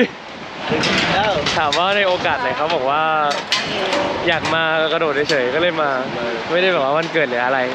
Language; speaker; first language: Spanish; non-native, learner; Thai